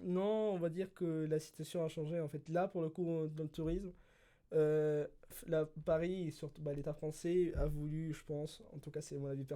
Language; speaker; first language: French; early bilingual, other home language; Spanish